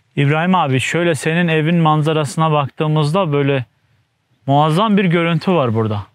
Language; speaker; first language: Turkish; native; Turkish